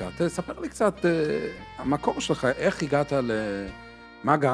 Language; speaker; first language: Hebrew; native; Hebrew